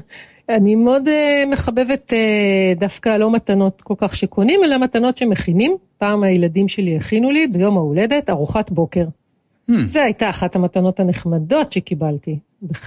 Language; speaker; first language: Hebrew; native; Hebrew